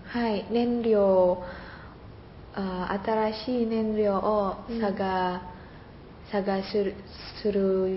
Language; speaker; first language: Japanese; non-native, learner; Indonesian